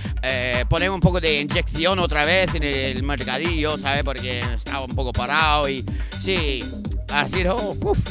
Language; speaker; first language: Spanish; non-native, fluent; English